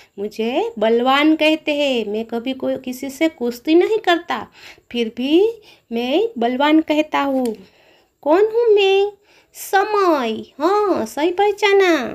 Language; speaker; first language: Hindi; non-native, local second language; Gujarati